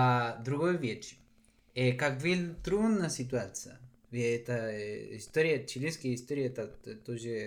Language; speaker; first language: Russian; non-native, learner; Spanish